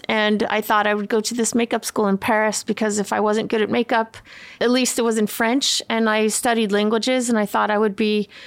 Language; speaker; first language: English; early bilingual, other home language; Swedish